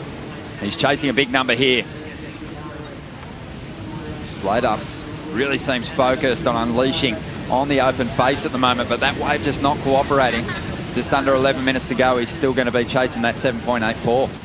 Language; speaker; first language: English; native; English